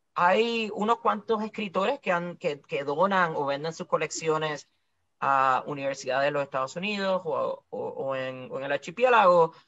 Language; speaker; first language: Spanish; native; Spanish